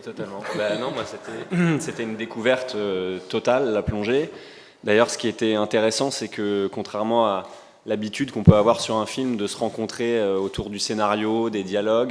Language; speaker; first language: French; native; French